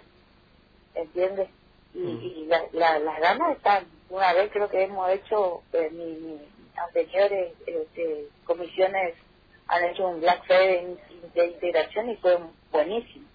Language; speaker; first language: Spanish; native; Spanish